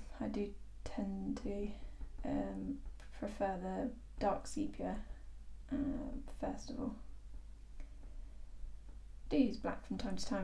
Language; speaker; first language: English; native; English